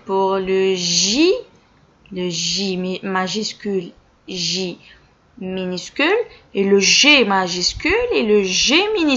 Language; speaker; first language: French; non-native, local second language; Arabic